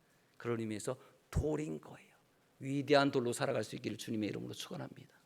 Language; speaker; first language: Korean; native; Korean